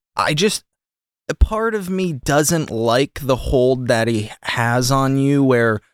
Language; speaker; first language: English; native; English